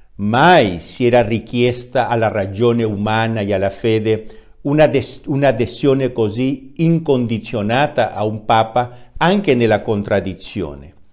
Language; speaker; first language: Italian; non-native, fluent; Spanish